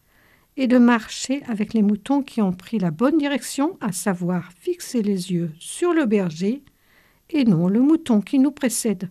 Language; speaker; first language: French; native; French